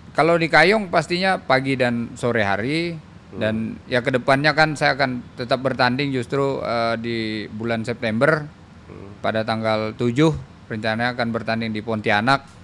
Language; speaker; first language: Indonesian; native; Indonesian